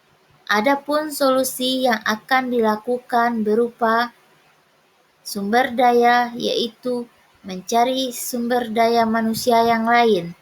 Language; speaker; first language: Indonesian; native; Indonesian